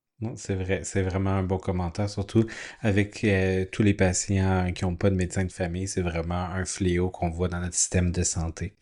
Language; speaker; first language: French; native; French